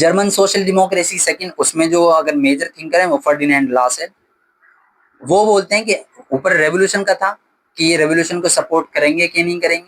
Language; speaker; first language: Hindi; native; Hindi